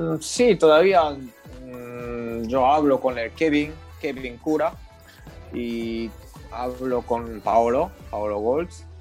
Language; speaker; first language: Spanish; non-native, learner; Japanese